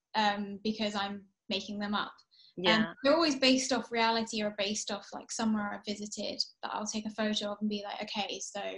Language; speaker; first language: English; early bilingual, heritage; English